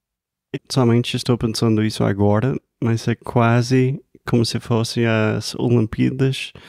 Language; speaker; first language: Portuguese; non-native, fluent; English